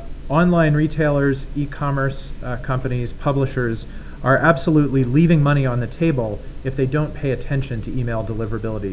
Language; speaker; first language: English; native; English